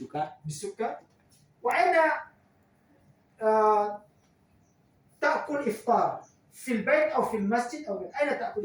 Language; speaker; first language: Arabic; non-native, fluent; Indonesian